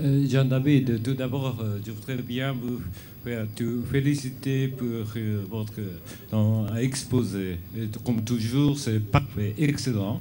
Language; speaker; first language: French; non-native, fluent; Japanese